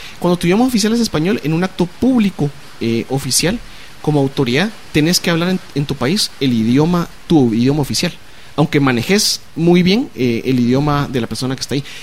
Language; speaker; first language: Spanish; native; Spanish